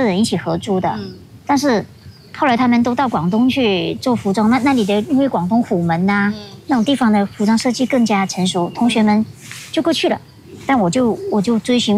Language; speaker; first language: Chinese; non-native, local second language; Hakka Chinese